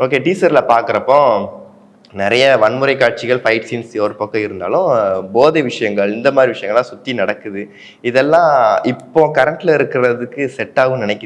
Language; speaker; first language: Tamil; native; Tamil